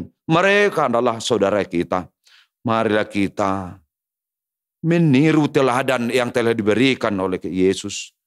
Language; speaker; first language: Indonesian; native; Indonesian